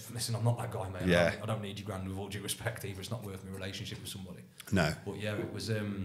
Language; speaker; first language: English; native; English